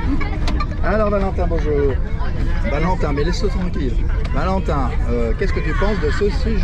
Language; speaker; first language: French; native; French